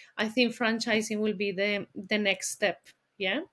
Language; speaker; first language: English; non-native, fluent; Spanish